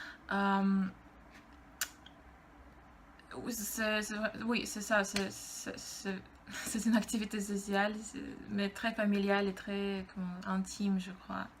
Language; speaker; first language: French; non-native, fluent; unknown